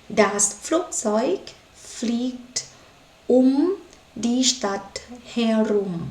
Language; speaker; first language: German; non-native, learner; Thai